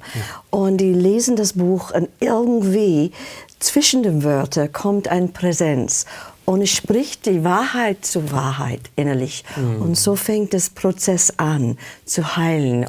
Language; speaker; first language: German; non-native, fluent; English